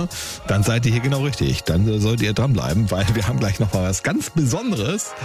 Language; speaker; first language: German; native; German